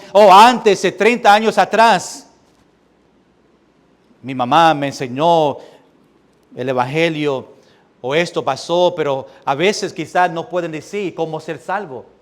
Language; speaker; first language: Spanish; early bilingual, heritage; Spanish